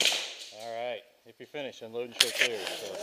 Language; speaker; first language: English; native; English